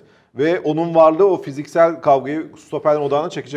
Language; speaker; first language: Turkish; native; Turkish